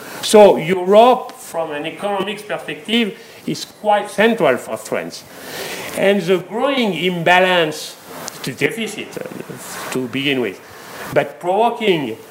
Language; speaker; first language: English; non-native, fluent; French